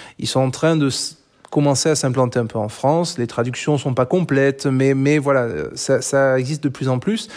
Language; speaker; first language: French; native; French